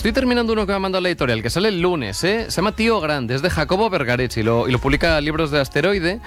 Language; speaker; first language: Spanish; native; Spanish